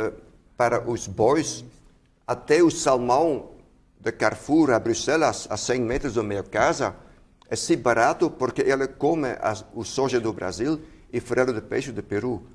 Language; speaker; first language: Portuguese; non-native, fluent; Dutch